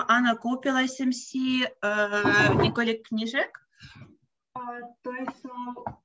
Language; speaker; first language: Czech; non-native, fluent; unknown